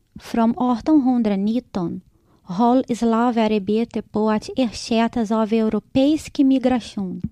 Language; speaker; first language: Swedish; non-native, fluent; Portuguese